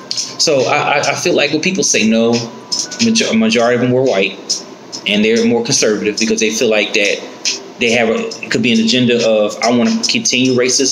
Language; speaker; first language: English; native; English